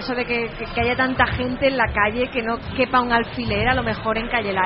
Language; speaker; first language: Spanish; native; Spanish